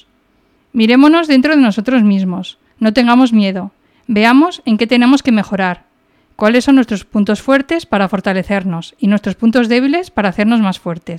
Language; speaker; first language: Spanish; native; Spanish